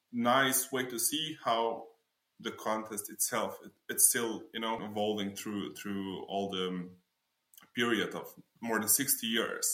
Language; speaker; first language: English; non-native, fluent; Slovenian